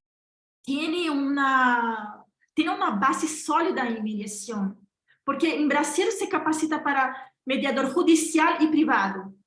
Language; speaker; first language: Spanish; non-native, fluent; Portuguese